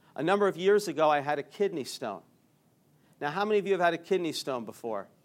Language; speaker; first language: English; native; English